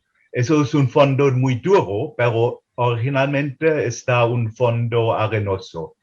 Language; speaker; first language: Spanish; non-native, fluent; German